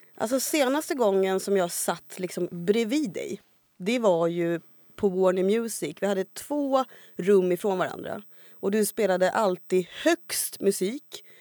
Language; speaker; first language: Swedish; native; Swedish